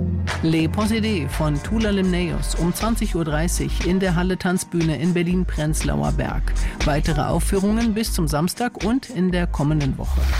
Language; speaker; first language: German; native; German